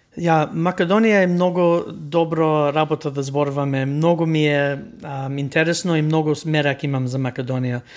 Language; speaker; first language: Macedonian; early bilingual, heritage; Macedonian